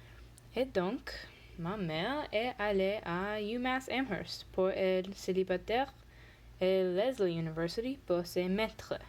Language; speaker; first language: French; non-native, learner; English